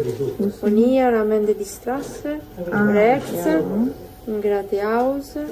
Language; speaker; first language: German; non-native, learner; Italian